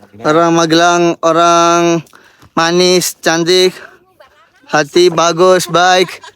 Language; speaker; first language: Indonesian; non-native, learner; Malayalam